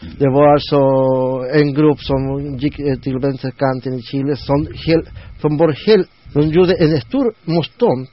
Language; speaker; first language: Swedish; non-native, learner; Spanish